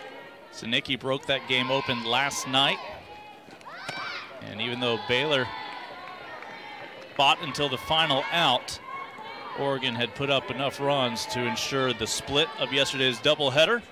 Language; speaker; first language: English; native; English